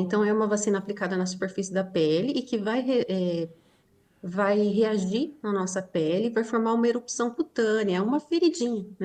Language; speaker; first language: Portuguese; native; Portuguese